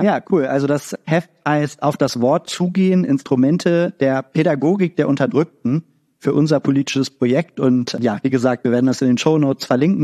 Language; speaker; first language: German; native; German